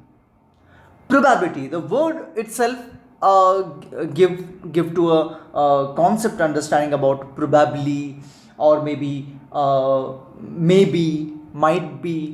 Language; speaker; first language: English; non-native, local second language; Hindi